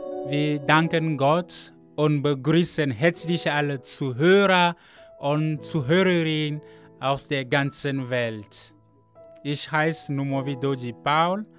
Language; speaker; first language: German; non-native, learner; Ewe